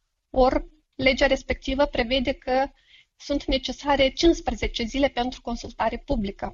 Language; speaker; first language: Romanian; native; Romanian